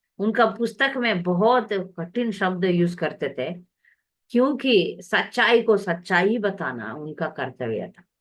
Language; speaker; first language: Hindi; non-native, local second language; Tamil